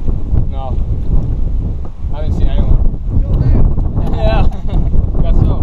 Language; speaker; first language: English; native; English